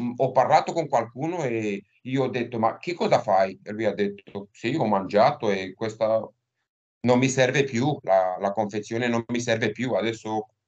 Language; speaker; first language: Italian; non-native, fluent; Romanian